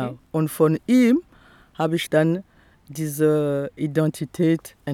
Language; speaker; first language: German; non-native, fluent; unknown